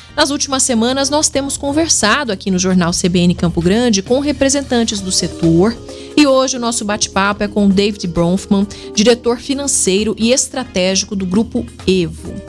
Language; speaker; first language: Portuguese; native; Portuguese